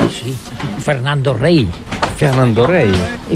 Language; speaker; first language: French; non-native, learner; Catalan